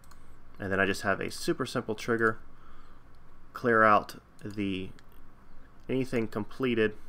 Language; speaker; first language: English; native; English